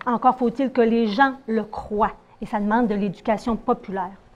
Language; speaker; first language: French; native; French